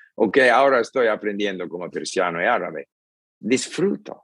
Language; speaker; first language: Spanish; non-native, fluent; English